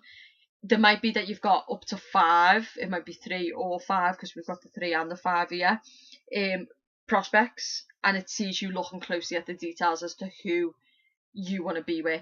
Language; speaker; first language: English; native; English